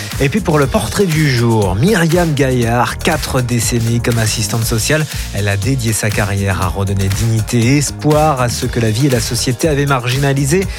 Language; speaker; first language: French; native; French